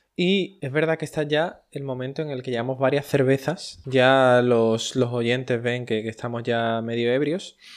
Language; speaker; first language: Spanish; native; Spanish